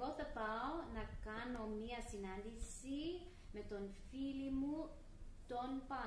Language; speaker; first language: Greek; early bilingual, heritage; English